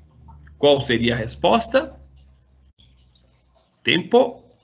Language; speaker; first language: Portuguese; native; Portuguese